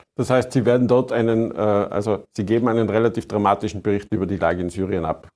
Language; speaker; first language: German; native; German